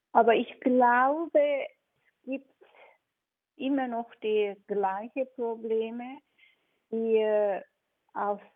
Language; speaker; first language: German; non-native, fluent; Turkish